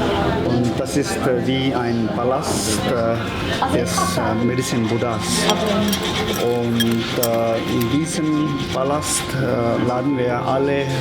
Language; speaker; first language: German; non-native, fluent; Tibetan